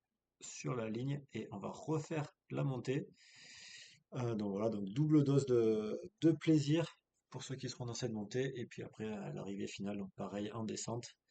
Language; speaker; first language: French; native; French